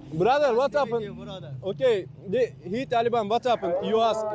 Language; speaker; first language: English; non-native, learner; Turkish